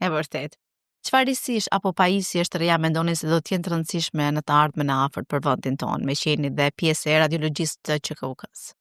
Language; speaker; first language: Albanian; native; Albanian